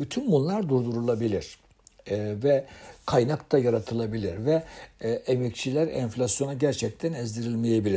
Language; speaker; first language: Turkish; native; Turkish